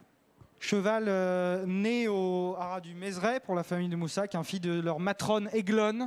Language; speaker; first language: French; native; French